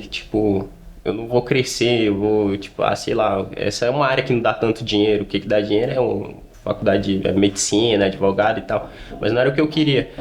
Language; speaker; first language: Portuguese; native; Portuguese